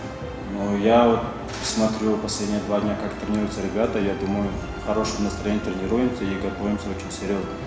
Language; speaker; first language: Russian; non-native, local second language; Tajik